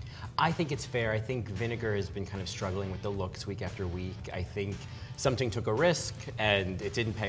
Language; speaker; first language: English; native; English